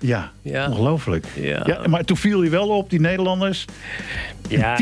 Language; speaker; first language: Dutch; native; Dutch